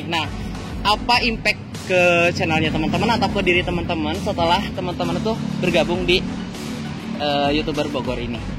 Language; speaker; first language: Indonesian; native; Indonesian